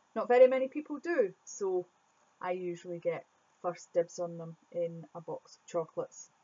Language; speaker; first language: English; native; English